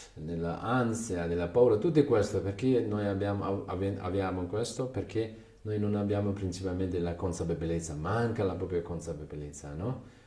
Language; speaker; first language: Italian; non-native, learner; Chinese